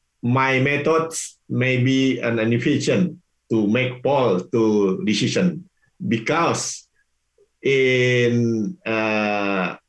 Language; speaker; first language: English; non-native, learner; Indonesian